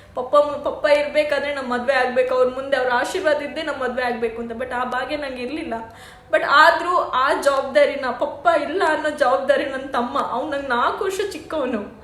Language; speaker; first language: Kannada; non-native, local second language; Tulu